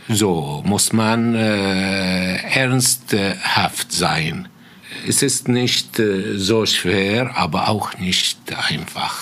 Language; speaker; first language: German; non-native, fluent; Arabic